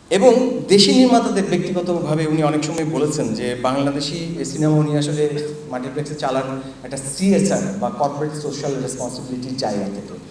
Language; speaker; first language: Bangla; native; Bangla